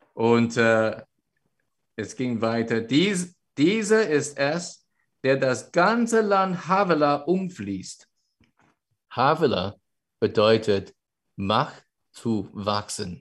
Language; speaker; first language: German; non-native, fluent; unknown